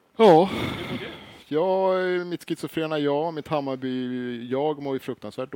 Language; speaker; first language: Swedish; native; Swedish